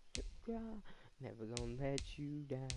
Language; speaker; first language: English; native; English